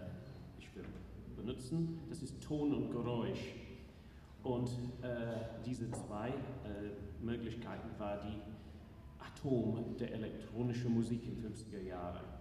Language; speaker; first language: German; non-native, learner; English